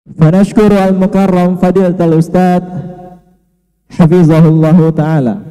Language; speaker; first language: Arabic; non-native, learner; Indonesian